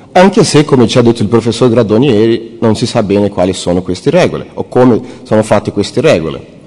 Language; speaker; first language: Italian; non-native, fluent; Portuguese